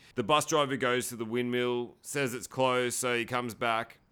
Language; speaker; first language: English; native; English